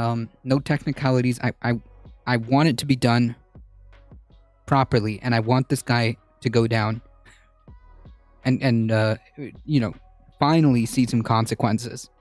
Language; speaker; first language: English; native; English